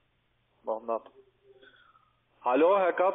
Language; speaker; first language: German; non-native, learner; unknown